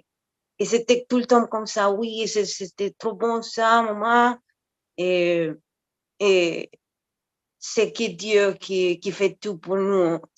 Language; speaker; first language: French; non-native, fluent; Spanish